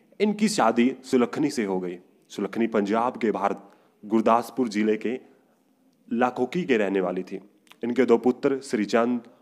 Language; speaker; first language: Hindi; non-native, local second language; Punjabi